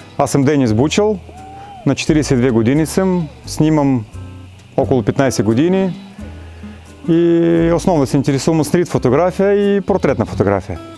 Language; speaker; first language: Bulgarian; non-native, fluent; Russian